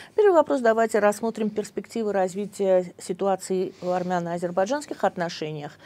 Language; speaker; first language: Russian; non-native, local second language; Armenian